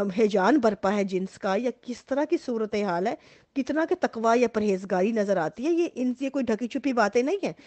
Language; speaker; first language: Hindi; native; Hindi